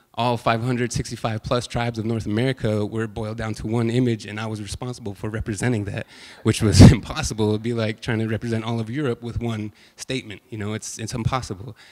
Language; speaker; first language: English; native; English